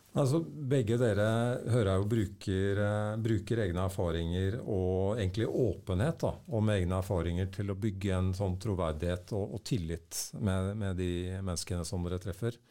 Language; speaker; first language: Norwegian; native; Norwegian